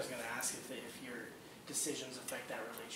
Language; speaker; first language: English; native; English